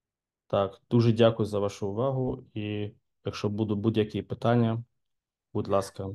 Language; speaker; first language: Ukrainian; non-native, local second language; Russian